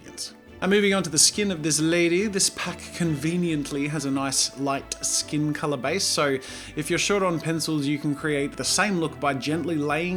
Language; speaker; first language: English; native; English